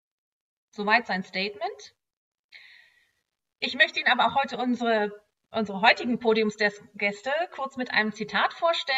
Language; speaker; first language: German; native; German